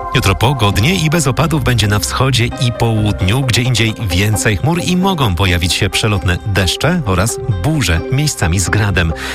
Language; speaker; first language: Polish; native; Polish